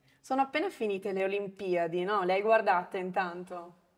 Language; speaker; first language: Italian; native; Italian